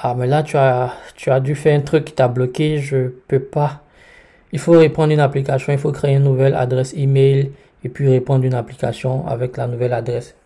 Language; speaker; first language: French; native; French